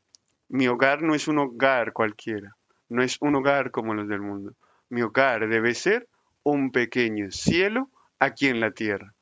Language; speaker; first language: Spanish; native; Spanish